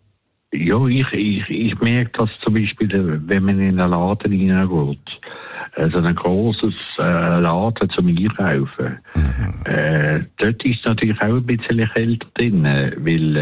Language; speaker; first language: German; non-native, fluent; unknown